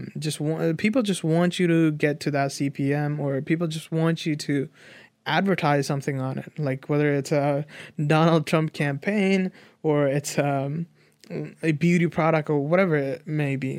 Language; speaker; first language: English; non-native, local second language; Nepali